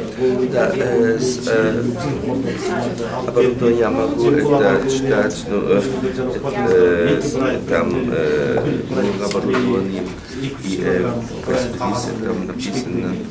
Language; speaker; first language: Russian; non-native, learner; Japanese